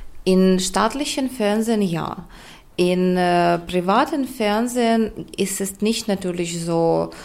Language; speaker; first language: German; non-native, fluent; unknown